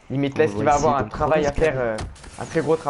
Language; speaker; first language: French; native; French